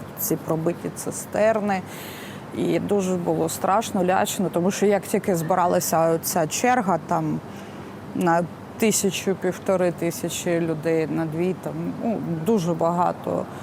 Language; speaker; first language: Ukrainian; non-native, local second language; Russian